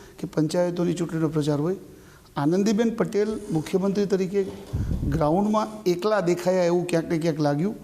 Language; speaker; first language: Gujarati; native; Gujarati